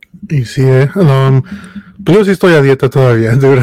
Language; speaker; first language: Spanish; early bilingual, other home language; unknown